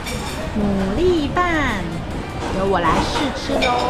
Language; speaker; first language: Chinese; native; Chinese